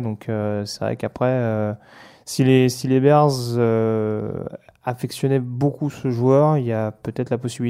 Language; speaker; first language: French; native; French